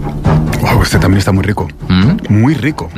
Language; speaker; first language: Spanish; native; Spanish